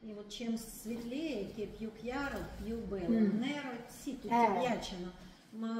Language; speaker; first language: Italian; non-native, learner; Russian